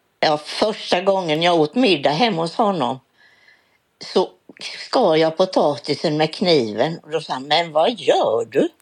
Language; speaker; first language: Swedish; native; Swedish